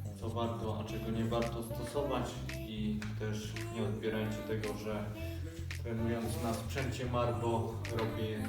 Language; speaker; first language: Polish; native; Polish